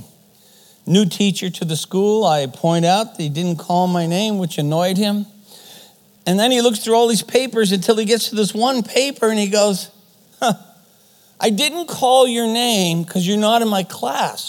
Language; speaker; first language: English; non-native, fluent; German